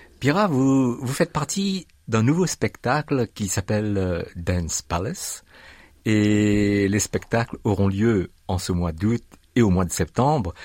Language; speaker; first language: French; native; French